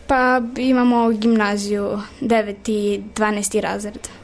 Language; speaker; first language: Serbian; early bilingual, heritage; Serbian